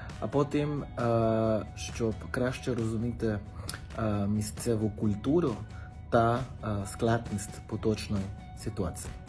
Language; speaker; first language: Ukrainian; non-native, learner; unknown